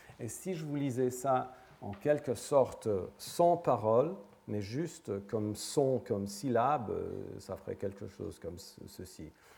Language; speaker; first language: French; non-native, fluent; English